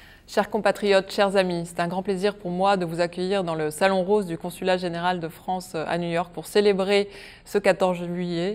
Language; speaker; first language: French; native; French